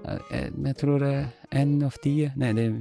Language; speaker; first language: Swedish; non-native, learner; Arabic